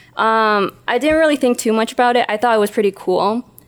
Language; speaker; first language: English; non-native, local second language; Cantonese